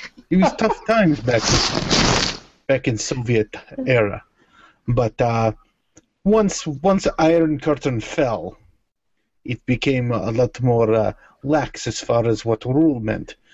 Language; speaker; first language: English; native; English